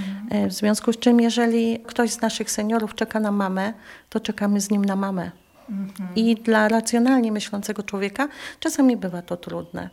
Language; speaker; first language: Polish; native; Polish